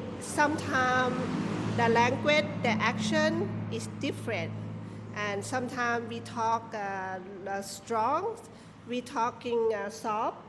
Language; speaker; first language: English; non-native, learner; Thai